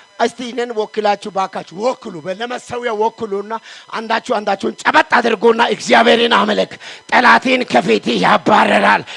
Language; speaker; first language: Amharic; non-native, local second language; Wolaytta